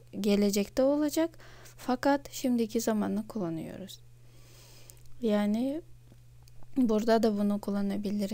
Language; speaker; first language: Turkish; non-native, fluent; Russian